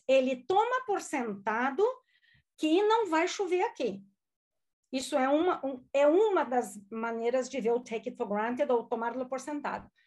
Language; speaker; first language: Portuguese; non-native, local second language; German